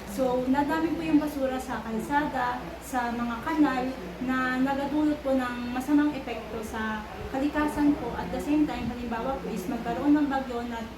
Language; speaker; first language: Filipino; native; Filipino